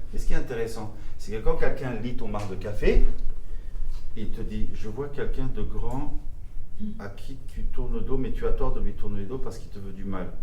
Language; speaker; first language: French; non-native, local second language; Armenian